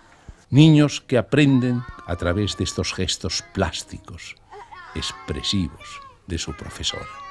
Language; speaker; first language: Spanish; native; Spanish